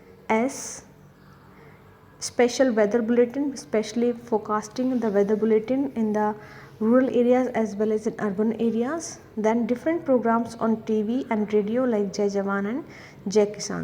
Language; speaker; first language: English; non-native, local second language; Hindi